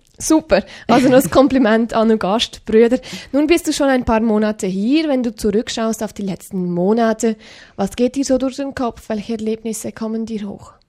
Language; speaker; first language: German; native; German